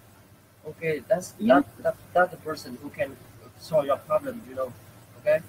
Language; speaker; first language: English; non-native, learner; Vietnamese